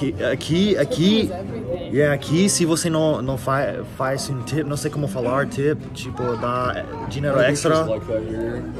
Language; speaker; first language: Portuguese; non-native, learner; English